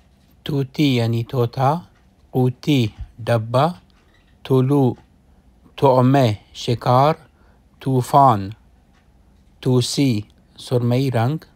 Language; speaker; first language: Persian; non-native, fluent; Urdu